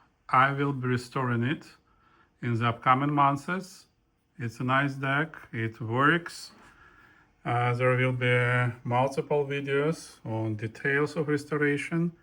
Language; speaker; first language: English; non-native, fluent; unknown